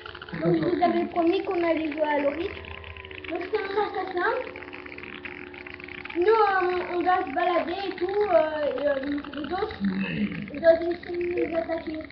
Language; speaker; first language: French; native; French